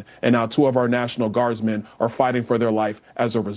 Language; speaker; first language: English; native; English